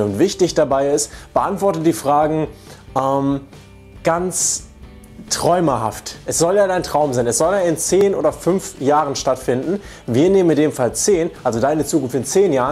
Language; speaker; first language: German; native; German